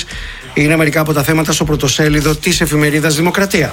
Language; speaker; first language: Greek; native; Greek